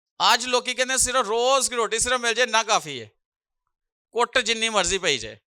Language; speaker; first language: Urdu; non-native, local second language; Punjabi